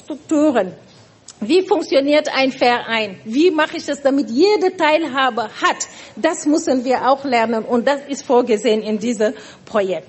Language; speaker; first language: German; non-native, fluent; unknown